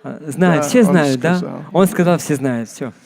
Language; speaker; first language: Russian; native; Russian